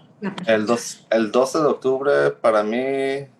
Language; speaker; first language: Spanish; early bilingual, heritage; Spanish